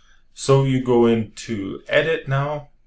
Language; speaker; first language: English; native; English